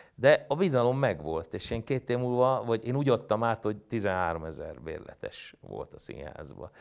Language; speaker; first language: Hungarian; native; Hungarian